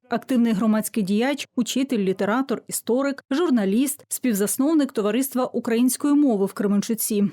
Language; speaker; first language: Ukrainian; native; Ukrainian